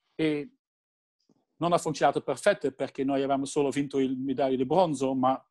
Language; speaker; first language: Italian; non-native, learner; Dutch